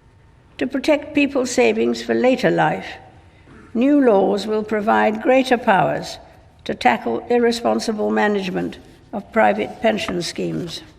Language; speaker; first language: English; native; English